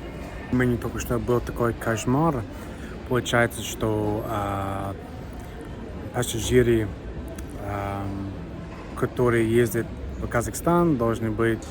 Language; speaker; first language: Russian; non-native, learner; English